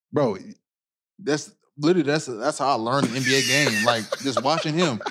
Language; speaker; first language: English; native; English